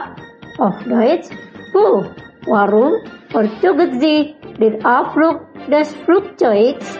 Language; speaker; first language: German; non-native, learner; Indonesian